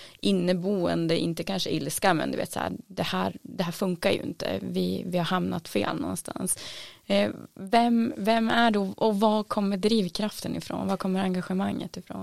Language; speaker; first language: Swedish; native; Swedish